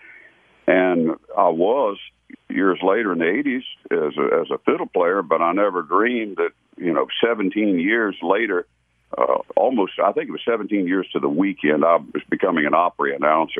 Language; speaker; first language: English; native; English